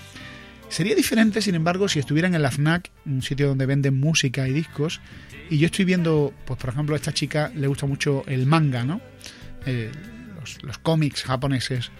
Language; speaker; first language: Spanish; native; Spanish